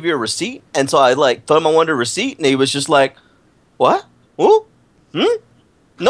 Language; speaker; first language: English; native; English